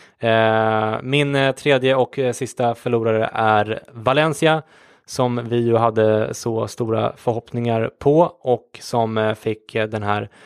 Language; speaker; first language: Swedish; native; Swedish